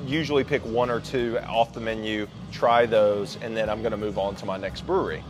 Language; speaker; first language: English; native; English